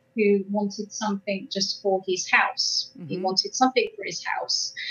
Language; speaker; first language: English; native; English